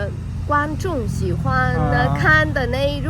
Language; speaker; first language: Chinese; non-native, learner; Vietnamese